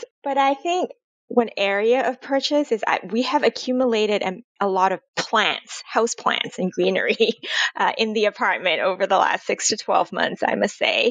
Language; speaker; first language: English; non-native, local second language; Cantonese